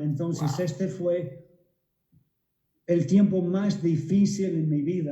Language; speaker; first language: Spanish; non-native, fluent; English